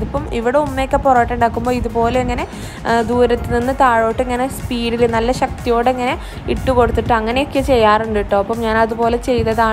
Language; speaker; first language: Malayalam; native; Malayalam